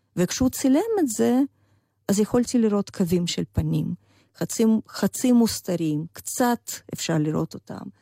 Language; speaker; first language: Hebrew; non-native, fluent; Russian